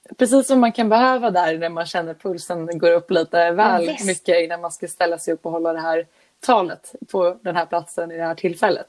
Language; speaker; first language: Swedish; native; Swedish